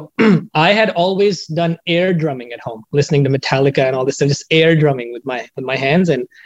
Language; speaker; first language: English; non-native, local second language; Hindi